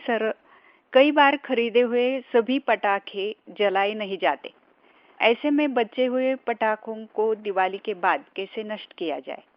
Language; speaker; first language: Hindi; non-native, local second language; Marathi